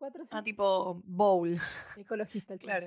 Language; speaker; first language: Spanish; native; Spanish